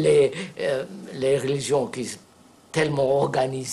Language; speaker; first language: French; non-native, fluent; Telugu